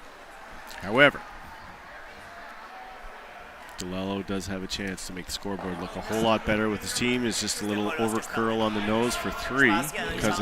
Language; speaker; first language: English; native; English